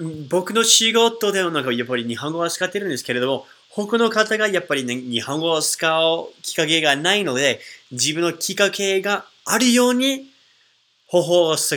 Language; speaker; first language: Japanese; non-native, fluent; English